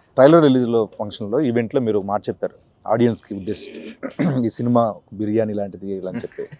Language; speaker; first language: Telugu; native; Telugu